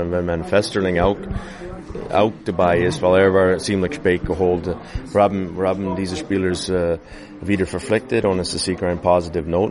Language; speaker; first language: German; non-native, fluent; English